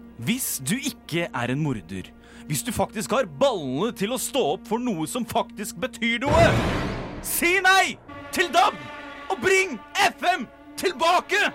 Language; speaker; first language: Norwegian; native; Norwegian